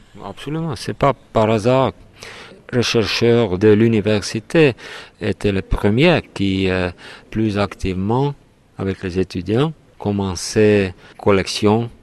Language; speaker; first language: French; non-native, fluent; Estonian